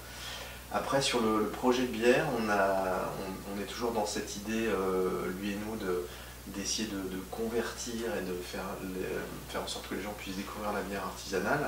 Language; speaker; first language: French; native; French